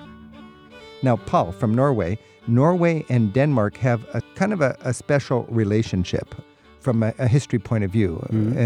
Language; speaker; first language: English; native; English